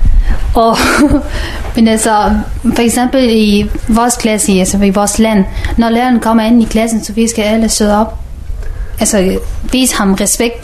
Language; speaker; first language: Danish; non-native, learner; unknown